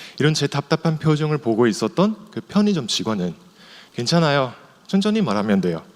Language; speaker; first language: Korean; non-native, fluent; Chinese